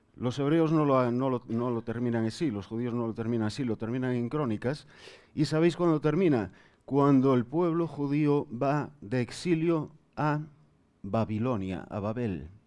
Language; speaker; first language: Spanish; native; Spanish